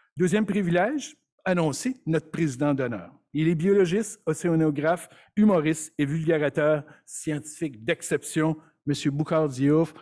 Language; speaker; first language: French; native; French